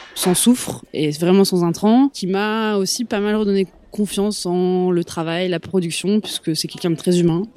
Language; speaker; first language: French; native; French